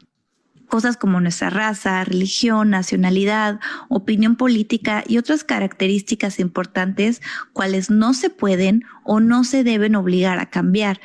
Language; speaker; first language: Spanish; native; Spanish